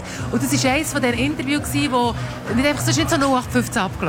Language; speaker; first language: German; native; German